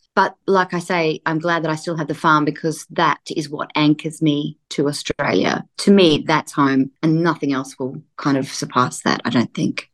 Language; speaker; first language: English; native; English